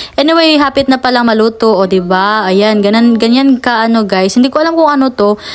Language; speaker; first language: Filipino; non-native, local second language; Cebuano